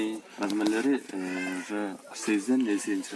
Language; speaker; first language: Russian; non-native, local second language; Kyrgyz